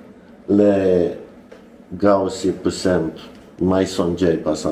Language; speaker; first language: Thai; non-native, learner; English